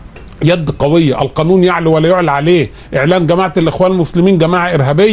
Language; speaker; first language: Arabic; native; Arabic